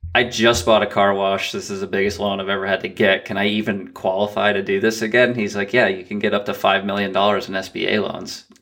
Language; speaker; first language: English; native; English